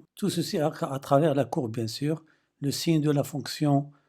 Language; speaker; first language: French; non-native, local second language; Arabic